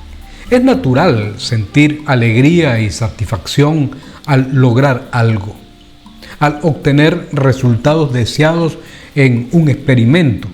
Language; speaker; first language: Spanish; native; Spanish